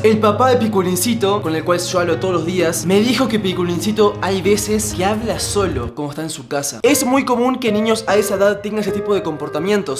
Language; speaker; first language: Spanish; native; Spanish